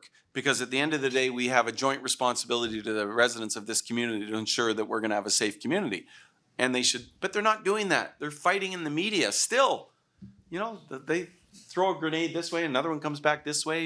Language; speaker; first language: English; native; English